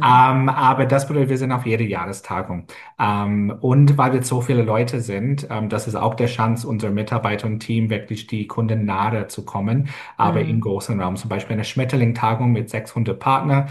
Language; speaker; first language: German; non-native, fluent; English